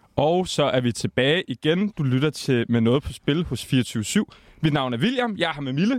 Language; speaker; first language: Danish; native; Danish